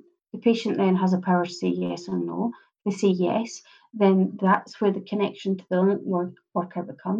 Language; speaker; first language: English; native; English